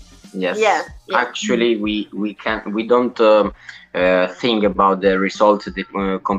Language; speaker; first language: English; non-native, learner; Italian